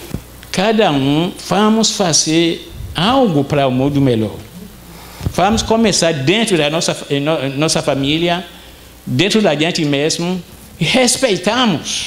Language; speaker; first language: Portuguese; non-native, fluent; Arabic